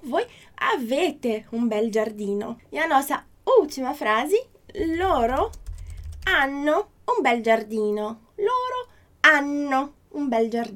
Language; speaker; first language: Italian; non-native, fluent; Portuguese